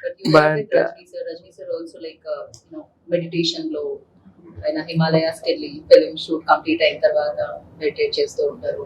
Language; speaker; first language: Telugu; native; Telugu